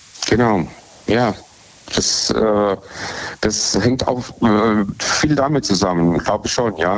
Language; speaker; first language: German; native; German